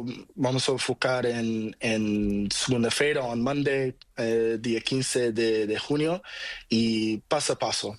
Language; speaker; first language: Spanish; non-native, learner; Portuguese